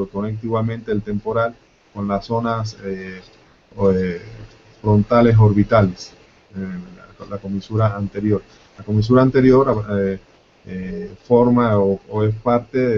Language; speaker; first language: Spanish; native; Spanish